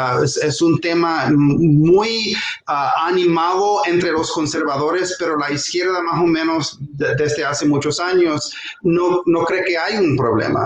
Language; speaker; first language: Spanish; non-native, fluent; English